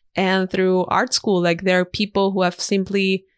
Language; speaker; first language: English; non-native, fluent; Spanish